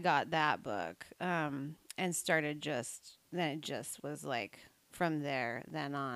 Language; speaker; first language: English; native; English